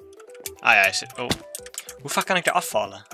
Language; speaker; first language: Dutch; native; Dutch